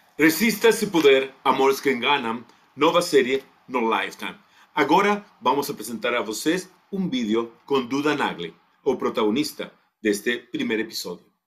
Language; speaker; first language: Portuguese; non-native, fluent; Spanish